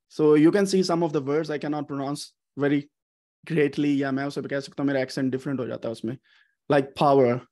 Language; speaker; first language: Urdu; non-native, local second language; Punjabi